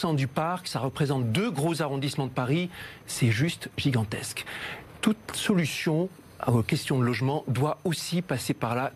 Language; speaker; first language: French; native; French